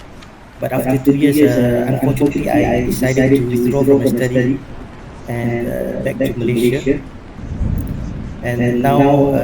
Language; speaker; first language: English; non-native, local second language; Malay